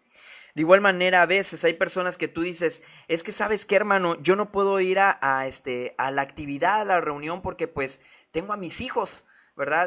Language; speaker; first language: Spanish; native; Spanish